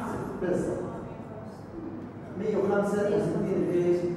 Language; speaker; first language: Arabic; native; Arabic